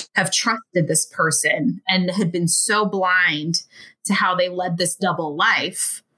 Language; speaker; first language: English; native; English